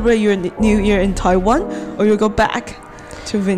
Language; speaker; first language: English; non-native, learner; Chinese